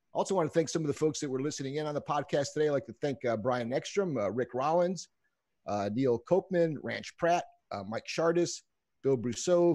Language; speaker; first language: English; native; English